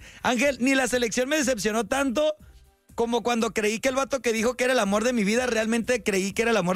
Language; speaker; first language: Spanish; native; Spanish